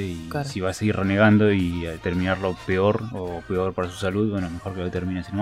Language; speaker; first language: Spanish; native; Spanish